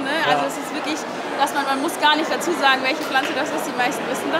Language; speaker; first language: German; native; German